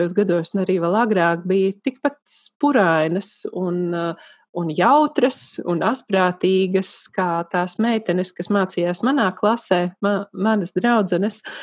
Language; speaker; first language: Latvian; native; Latvian